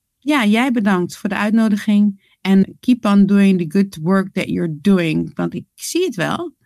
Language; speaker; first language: Dutch; native; Dutch